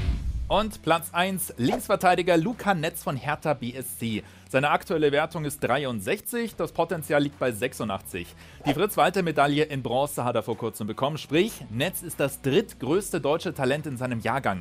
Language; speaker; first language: German; native; German